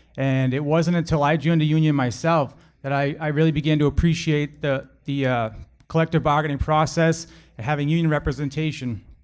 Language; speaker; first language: English; native; English